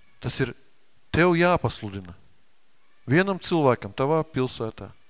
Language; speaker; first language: Latvian; non-native, local second language; Russian